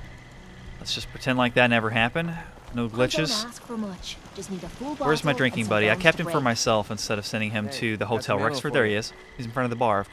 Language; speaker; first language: English; native; English